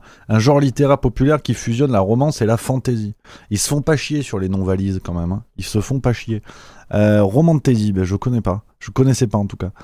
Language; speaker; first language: French; native; French